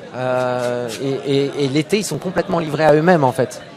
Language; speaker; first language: French; native; French